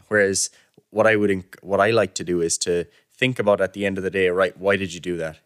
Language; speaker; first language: English; native; English